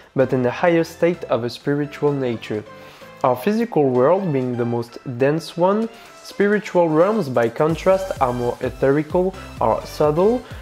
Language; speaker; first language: English; non-native, fluent; French